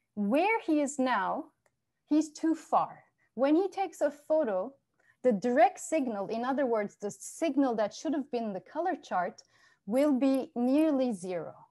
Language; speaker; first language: English; non-native, fluent; Turkish